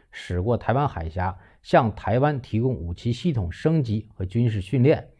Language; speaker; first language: Chinese; native; Chinese